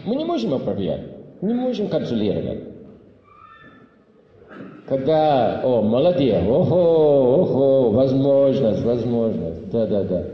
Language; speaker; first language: Russian; non-native, fluent; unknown